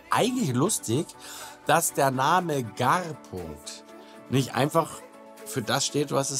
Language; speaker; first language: German; native; German